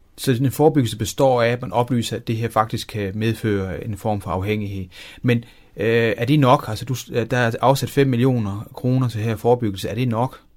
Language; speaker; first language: Danish; native; Danish